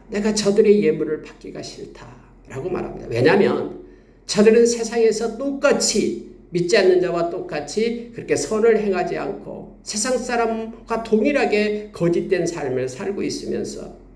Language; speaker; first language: Korean; native; Korean